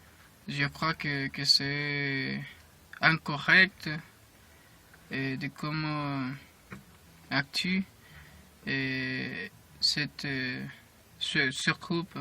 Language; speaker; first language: French; non-native, learner; Spanish